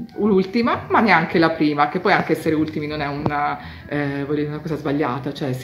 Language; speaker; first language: Italian; native; Italian